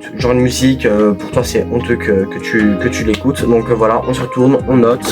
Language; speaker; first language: French; native; French